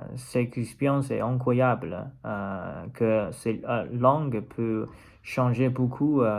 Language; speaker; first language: French; non-native, learner; Chinese